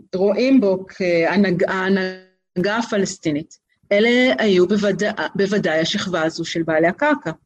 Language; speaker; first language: Hebrew; native; Hebrew